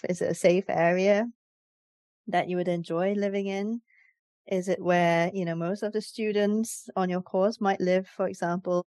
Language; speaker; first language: English; native; English